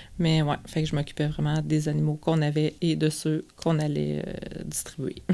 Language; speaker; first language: French; native; French